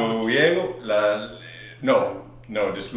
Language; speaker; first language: Spanish; non-native, learner; English